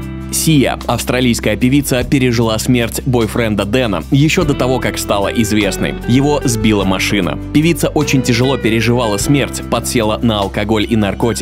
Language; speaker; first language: Russian; native; Russian